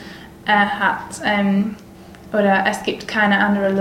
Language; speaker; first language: German; non-native, learner; English